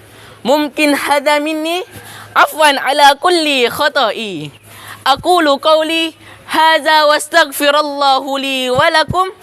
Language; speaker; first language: Arabic; non-native, learner; Indonesian